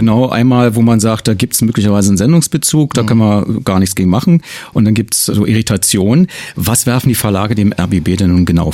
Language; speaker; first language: German; native; German